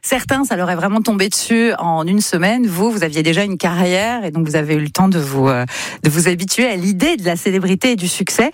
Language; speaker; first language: French; native; French